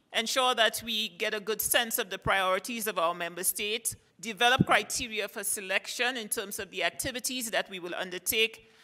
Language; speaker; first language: English; native; English